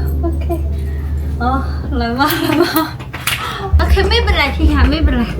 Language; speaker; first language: Thai; non-native, learner; Chinese